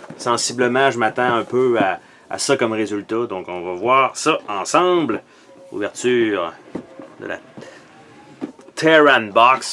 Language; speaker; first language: French; native; French